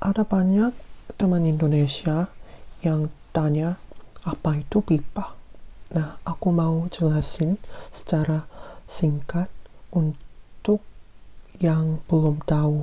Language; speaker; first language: Indonesian; non-native, fluent; Korean